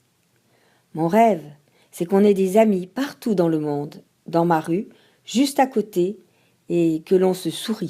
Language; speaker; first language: French; non-native, learner; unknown